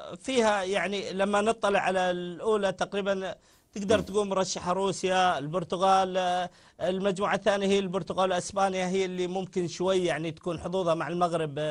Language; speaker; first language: Arabic; native; Arabic